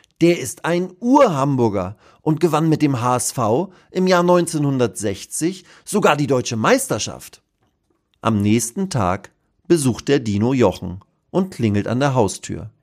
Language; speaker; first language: German; native; German